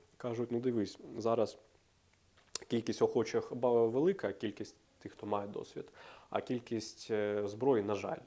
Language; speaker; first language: Ukrainian; non-native, local second language; Russian